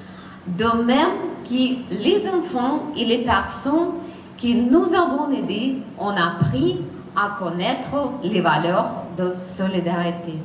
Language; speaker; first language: French; non-native, fluent; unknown